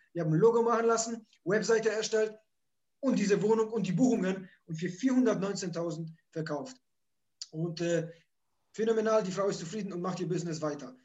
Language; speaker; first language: German; early bilingual, other home language; Polish